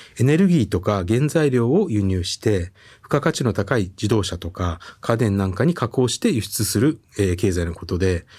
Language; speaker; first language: Japanese; native; Japanese